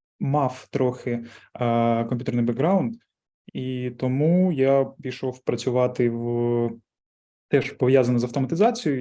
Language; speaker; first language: Ukrainian; non-native, local second language; Russian